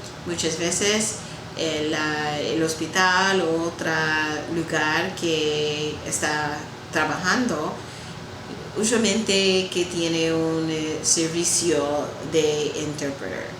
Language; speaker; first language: Spanish; non-native, learner; English